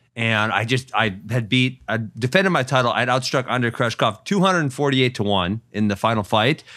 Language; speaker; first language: English; native; English